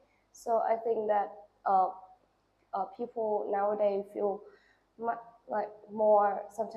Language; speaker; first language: English; non-native, learner; Vietnamese